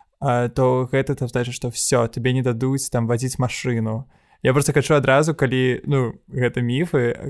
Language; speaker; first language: Belarusian; native; Belarusian